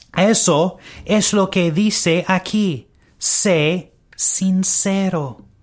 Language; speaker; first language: Spanish; non-native, learner; English